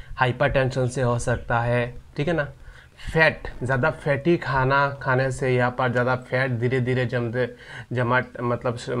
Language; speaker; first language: Hindi; non-native, local second language; Bangla